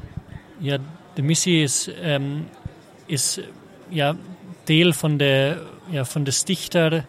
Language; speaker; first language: Dutch; non-native, learner; German